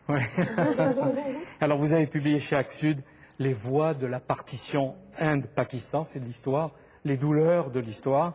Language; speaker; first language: French; native; French